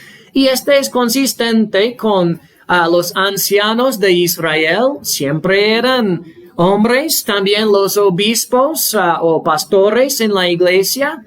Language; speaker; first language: Spanish; non-native, fluent; English